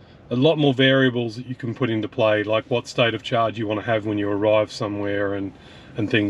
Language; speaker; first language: English; native; English